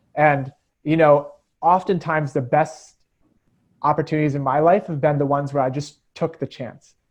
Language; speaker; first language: English; native; English